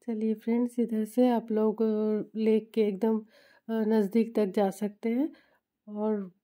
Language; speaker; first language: Hindi; non-native, local second language; Bangla